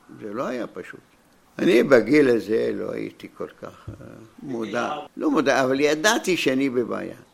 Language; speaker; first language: Hebrew; non-native, fluent; Arabic